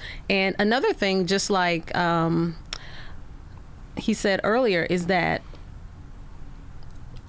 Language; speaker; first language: English; native; English